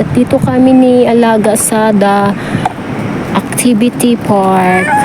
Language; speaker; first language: Filipino; non-native, local second language; Cebuano